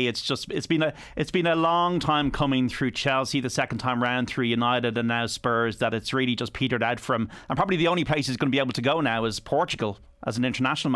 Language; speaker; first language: English; native; English